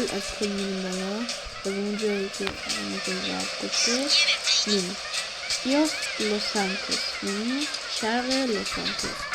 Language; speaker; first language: Persian; native; Persian